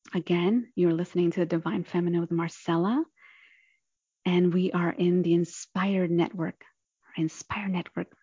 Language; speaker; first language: English; native; English